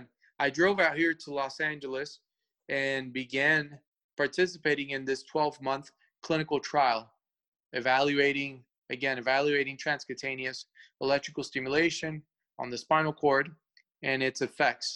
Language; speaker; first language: English; early bilingual, other home language; Spanish